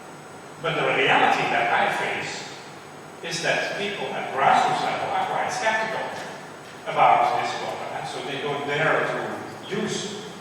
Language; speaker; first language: English; non-native, fluent; Indonesian